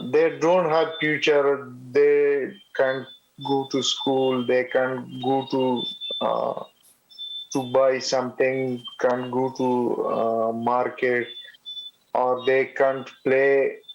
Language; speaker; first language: English; non-native, learner; Pashto